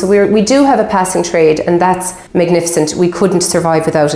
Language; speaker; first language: English; native; English